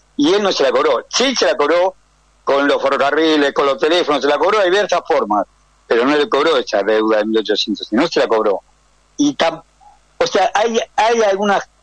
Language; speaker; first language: Spanish; native; Spanish